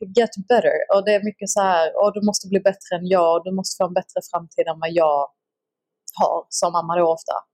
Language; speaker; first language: Swedish; native; Swedish